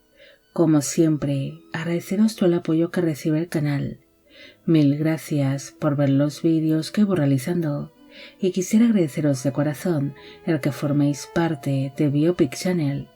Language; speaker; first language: Spanish; native; Spanish